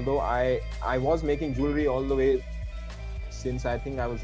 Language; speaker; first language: English; non-native, local second language; Gujarati